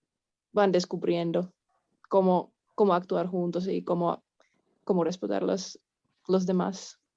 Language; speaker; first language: Spanish; non-native, fluent; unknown